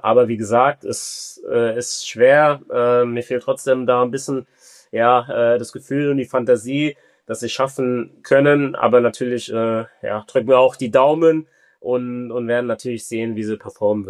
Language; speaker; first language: German; early bilingual, other home language; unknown